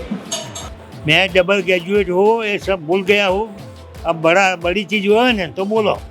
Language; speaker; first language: Hindi; non-native, local second language; Gujarati